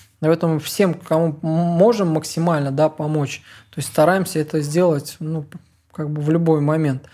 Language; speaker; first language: Russian; native; Russian